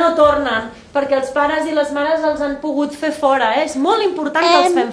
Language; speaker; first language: Catalan; native; Catalan